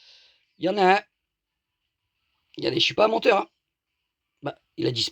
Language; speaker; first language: French; native; French